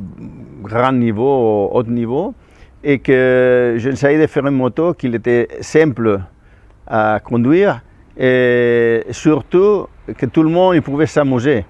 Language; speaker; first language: French; non-native, fluent; Spanish